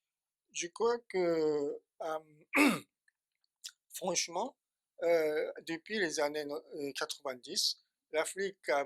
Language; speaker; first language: French; non-native, fluent; Japanese